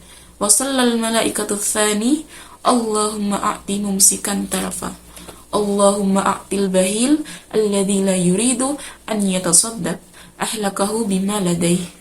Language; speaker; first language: Arabic; non-native, learner; Indonesian